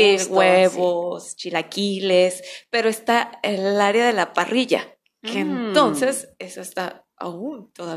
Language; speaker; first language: Spanish; native; Spanish